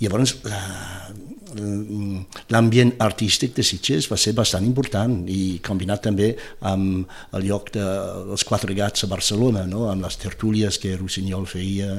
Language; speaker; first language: Catalan; non-native, fluent; English